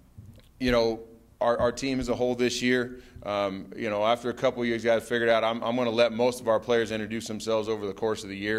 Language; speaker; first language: English; native; English